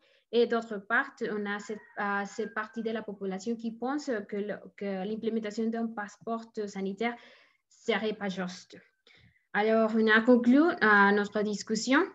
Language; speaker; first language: French; non-native, learner; Spanish